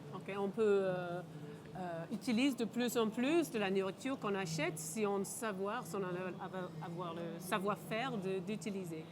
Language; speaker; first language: French; non-native, local second language; English